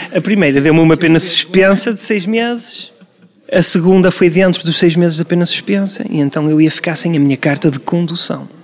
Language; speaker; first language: Portuguese; native; Portuguese